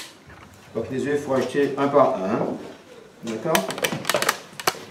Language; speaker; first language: French; native; French